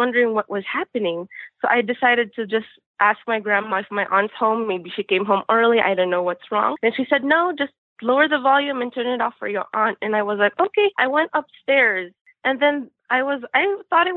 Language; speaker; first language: English; non-native, local second language; Filipino